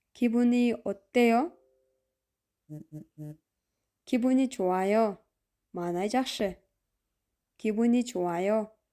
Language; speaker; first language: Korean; non-native, fluent; Kyrgyz